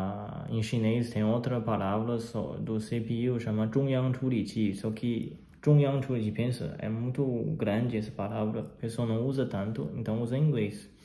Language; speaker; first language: Portuguese; non-native, fluent; Chinese